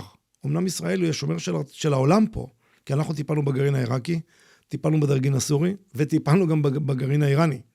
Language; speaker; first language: Hebrew; native; Hebrew